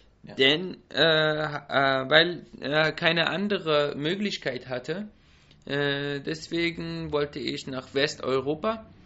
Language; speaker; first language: German; non-native, learner; Persian